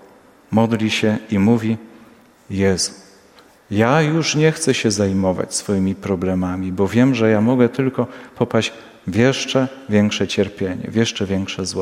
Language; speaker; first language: Polish; native; Polish